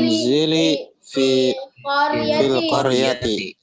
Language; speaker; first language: Arabic; non-native, learner; Indonesian